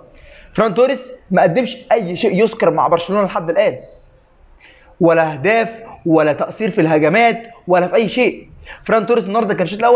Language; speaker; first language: Arabic; native; Arabic